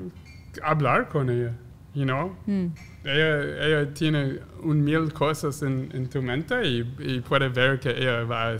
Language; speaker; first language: Spanish; non-native, learner; English